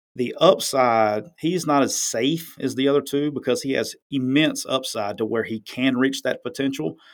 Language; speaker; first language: English; native; English